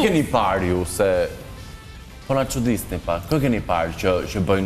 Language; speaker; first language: Albanian; native; Albanian